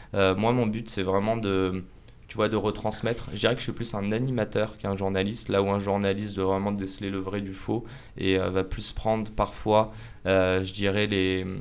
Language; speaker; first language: French; native; French